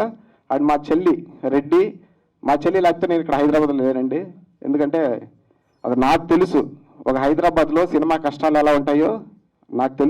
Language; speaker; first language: Telugu; native; Telugu